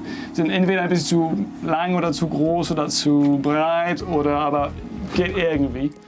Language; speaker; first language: German; non-native, fluent; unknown